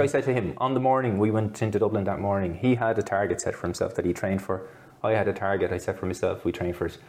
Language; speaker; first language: English; native; English